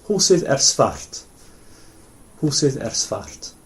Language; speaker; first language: Icelandic; non-native, fluent; English